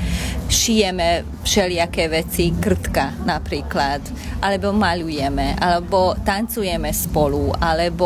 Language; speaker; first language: Slovak; non-native, local second language; Hungarian